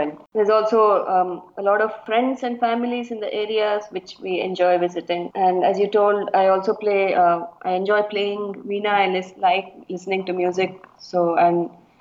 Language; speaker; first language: English; non-native, local second language; Kannada